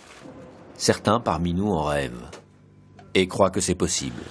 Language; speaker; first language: French; native; French